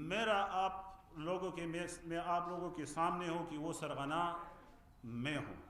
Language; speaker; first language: Urdu; non-native, fluent; Pashto